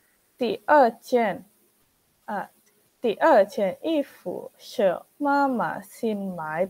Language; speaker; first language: Chinese; non-native, learner; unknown